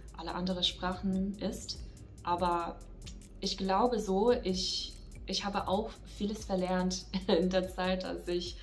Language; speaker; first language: German; non-native, fluent; English